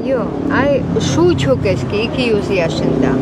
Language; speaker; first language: Turkish; non-native, learner; Armenian